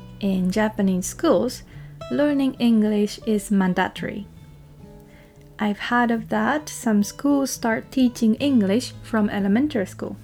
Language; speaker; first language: English; non-native, fluent; Japanese